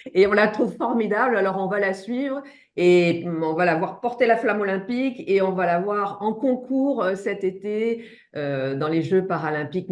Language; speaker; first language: French; native; French